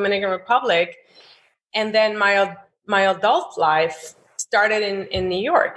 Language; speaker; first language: English; non-native, fluent; Spanish